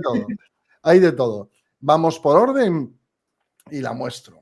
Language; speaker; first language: Spanish; native; Spanish